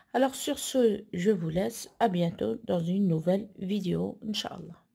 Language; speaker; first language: French; non-native, local second language; Arabic